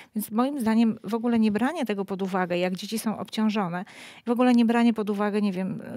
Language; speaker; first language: Polish; native; Polish